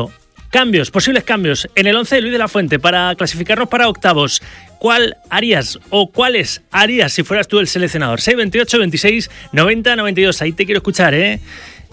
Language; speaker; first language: Spanish; native; Spanish